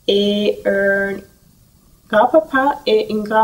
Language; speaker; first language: French; non-native, learner; Norwegian